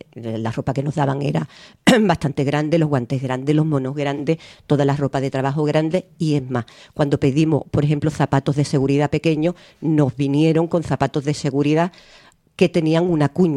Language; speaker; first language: Spanish; native; Spanish